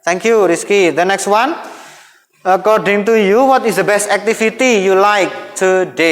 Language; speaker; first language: English; non-native, fluent; Indonesian